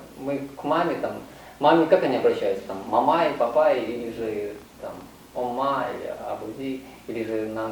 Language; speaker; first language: Russian; non-native, learner; Korean